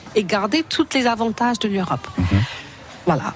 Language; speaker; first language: French; non-native, fluent; English